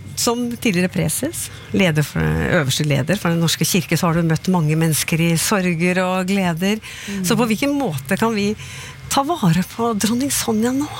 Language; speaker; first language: Norwegian; native; Norwegian